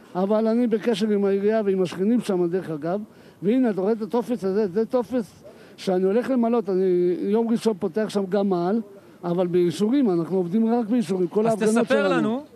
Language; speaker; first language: Hebrew; native; Hebrew